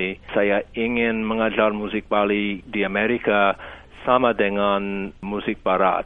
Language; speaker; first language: Indonesian; non-native, fluent; English